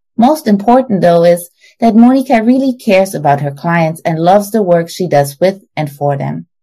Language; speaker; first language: English; non-native, fluent; German